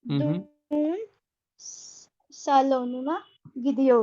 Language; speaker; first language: Turkish; non-native, learner; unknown